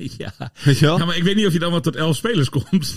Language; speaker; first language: Dutch; native; Dutch